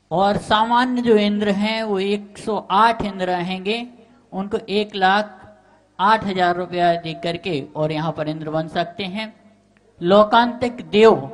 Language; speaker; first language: Hindi; native; Hindi